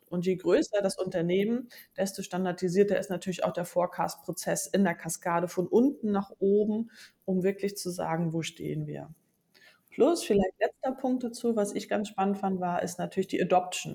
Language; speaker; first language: German; native; German